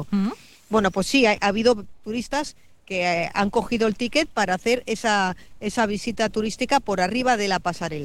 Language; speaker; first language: Spanish; native; Spanish